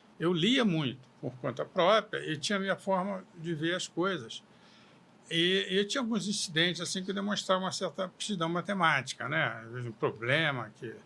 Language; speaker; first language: Portuguese; native; Portuguese